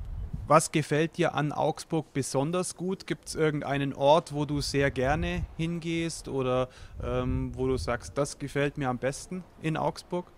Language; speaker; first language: German; native; German